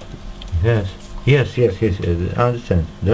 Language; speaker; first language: English; non-native, learner; Russian